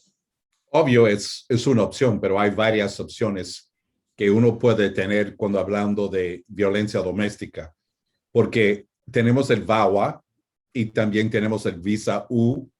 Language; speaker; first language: Spanish; non-native, fluent; English